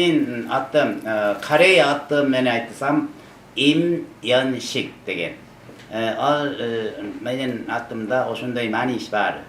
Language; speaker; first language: Kyrgyz; non-native, learner; Korean